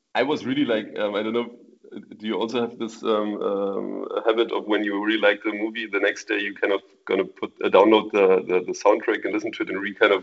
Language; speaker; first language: English; non-native, fluent; German